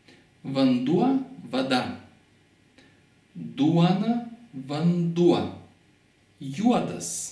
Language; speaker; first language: Russian; non-native, fluent; Lithuanian